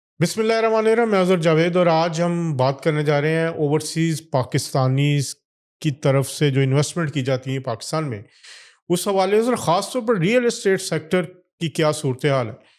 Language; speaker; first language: Urdu; native; Urdu